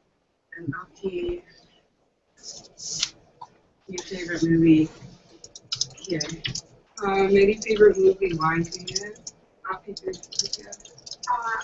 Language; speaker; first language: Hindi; non-native, learner; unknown